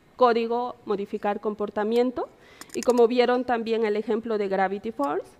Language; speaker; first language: Spanish; native; Spanish